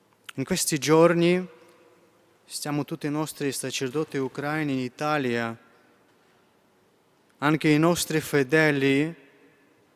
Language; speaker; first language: Italian; non-native, fluent; Ukrainian